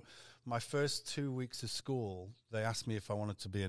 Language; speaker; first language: English; native; English